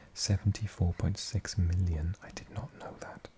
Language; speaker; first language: English; native; English